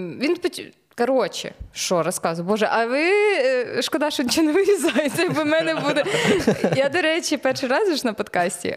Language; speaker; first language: Ukrainian; non-native, local second language; Russian